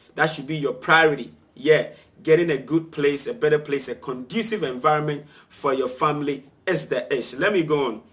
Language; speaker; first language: English; non-native, local second language; Akan